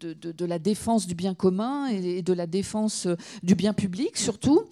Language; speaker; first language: French; native; French